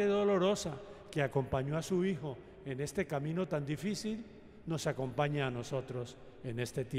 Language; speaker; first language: Spanish; native; Spanish